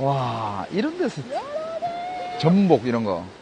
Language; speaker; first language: Korean; native; Korean